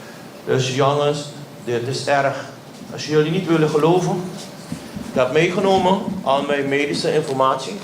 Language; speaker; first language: Dutch; non-native, local second language; Papiamento